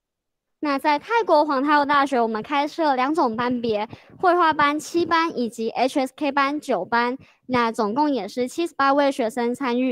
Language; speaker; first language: Chinese; native; Chinese